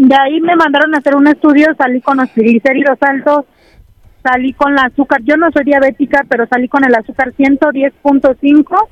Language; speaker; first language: Spanish; native; Spanish